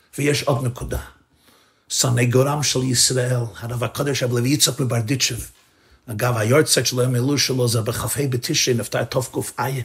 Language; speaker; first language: Hebrew; non-native, fluent; English